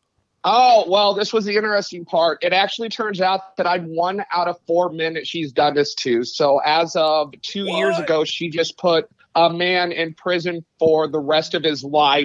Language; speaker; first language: English; native; English